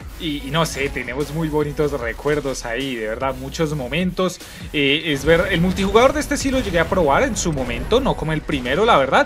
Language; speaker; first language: Spanish; native; Spanish